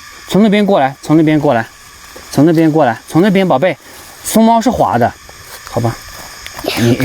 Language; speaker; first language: Chinese; native; Chinese